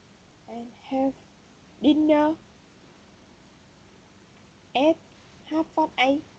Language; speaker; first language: English; non-native, learner; Vietnamese